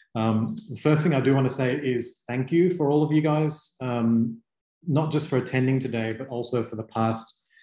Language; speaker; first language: English; native; English